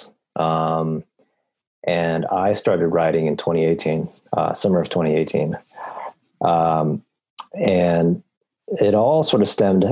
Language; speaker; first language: English; native; English